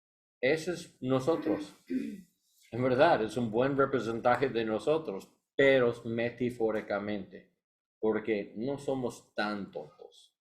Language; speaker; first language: Spanish; non-native, learner; English